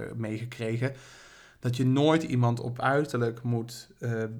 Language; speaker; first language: Dutch; native; Dutch